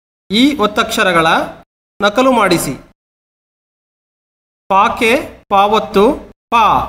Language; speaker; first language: Kannada; native; Kannada